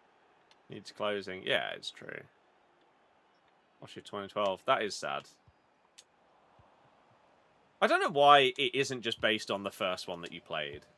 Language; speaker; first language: English; native; English